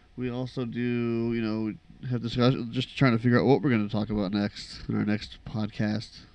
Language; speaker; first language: English; native; English